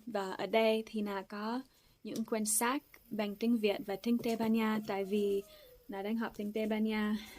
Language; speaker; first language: Vietnamese; non-native, fluent; English